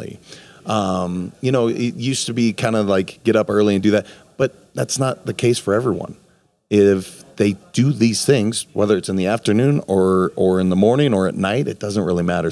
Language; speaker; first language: English; native; English